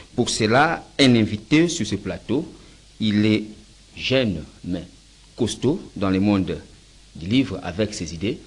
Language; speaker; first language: French; non-native, local second language; Lingala